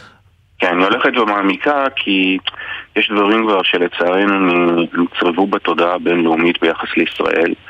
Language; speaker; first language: Hebrew; native; Hebrew